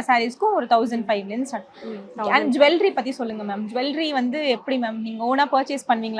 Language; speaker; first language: Tamil; native; Tamil